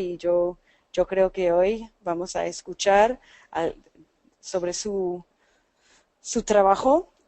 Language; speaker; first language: Spanish; non-native, fluent; English